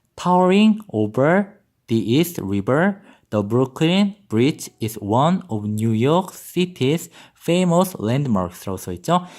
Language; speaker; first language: English; non-native, fluent; Korean